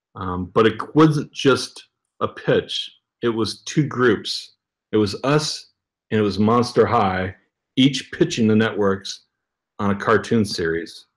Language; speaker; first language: English; native; English